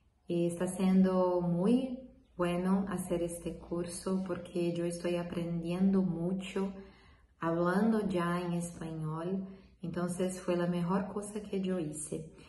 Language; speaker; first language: Spanish; non-native, learner; Portuguese